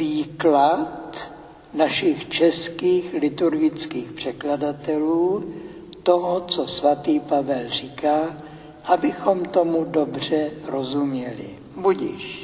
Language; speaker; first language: Czech; native; Czech